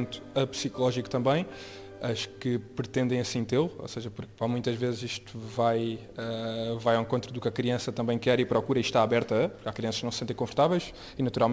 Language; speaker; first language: Portuguese; native; Portuguese